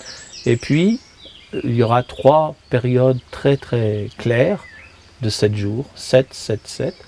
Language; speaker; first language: French; native; French